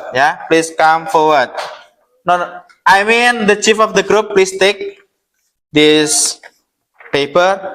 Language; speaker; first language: English; non-native, learner; Indonesian